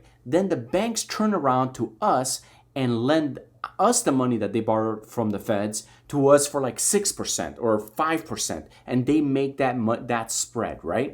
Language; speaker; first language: English; native; English